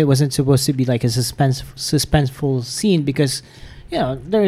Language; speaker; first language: English; non-native, local second language; Filipino